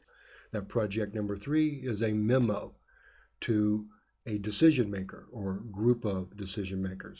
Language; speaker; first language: English; native; English